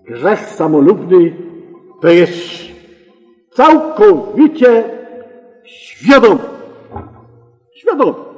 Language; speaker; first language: Polish; native; Polish